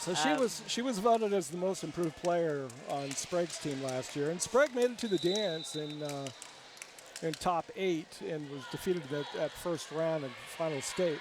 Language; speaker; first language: English; native; English